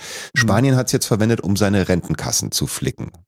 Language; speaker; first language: German; native; German